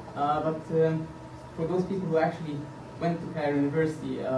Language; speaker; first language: English; non-native, fluent; Arabic